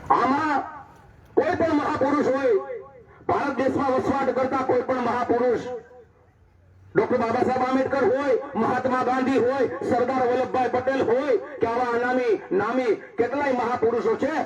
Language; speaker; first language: Gujarati; native; Gujarati